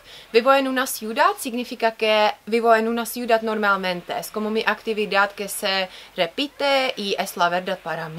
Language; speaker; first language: Spanish; non-native, fluent; Czech